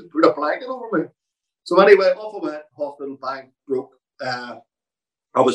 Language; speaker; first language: English; native; English